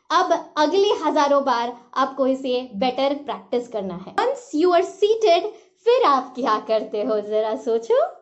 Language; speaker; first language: Hindi; non-native, local second language; Marathi